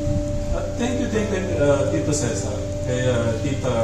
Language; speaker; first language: Filipino; native; Filipino